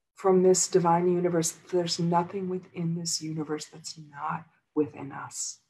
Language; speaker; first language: English; native; English